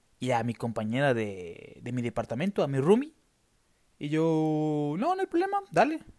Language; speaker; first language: Spanish; native; Spanish